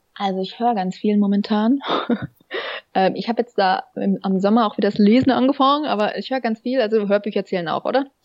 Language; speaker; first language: German; native; German